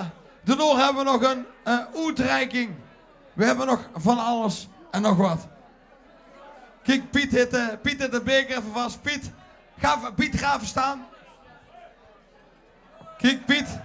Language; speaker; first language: Dutch; native; Dutch